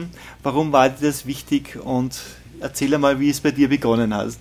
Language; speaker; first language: German; native; German